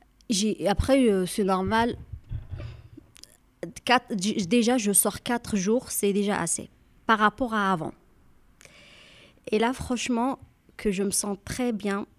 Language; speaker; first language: French; non-native, learner; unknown